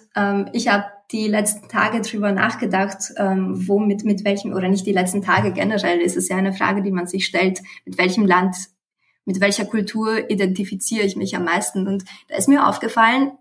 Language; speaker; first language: German; early bilingual, other home language; Romanian